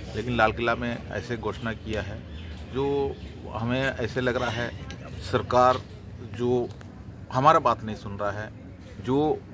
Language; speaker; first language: Hindi; non-native, local second language; Malayalam